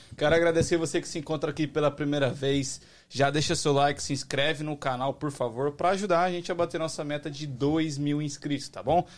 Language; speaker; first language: Portuguese; native; Portuguese